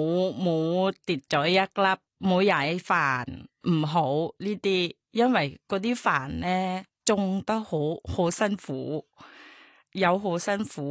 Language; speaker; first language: Cantonese; non-native, learner; Thai